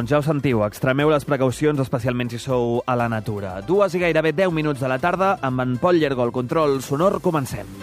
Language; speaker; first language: Catalan; native; Catalan